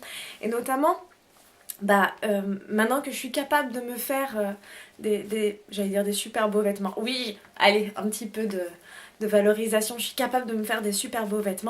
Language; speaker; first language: French; native; French